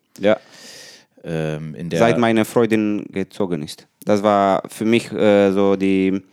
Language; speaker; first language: German; non-native, learner; Romanian